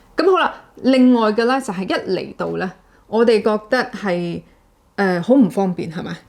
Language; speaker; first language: Cantonese; native; Cantonese